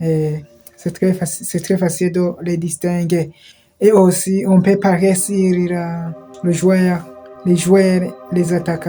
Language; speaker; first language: French; non-native, local second language; Kinyarwanda